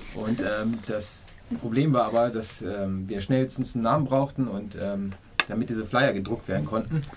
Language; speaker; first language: German; native; German